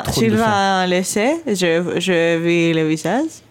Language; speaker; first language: French; non-native, learner; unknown